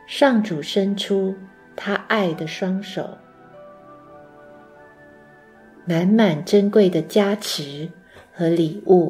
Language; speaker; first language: Chinese; native; Chinese